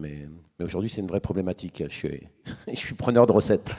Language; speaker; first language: French; native; French